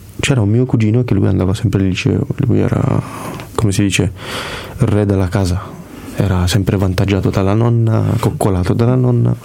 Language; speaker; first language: Italian; early bilingual, other home language; Kurdish